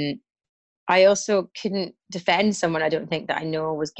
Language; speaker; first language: English; native; English